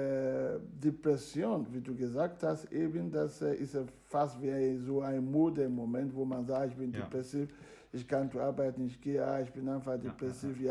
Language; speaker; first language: German; non-native, fluent; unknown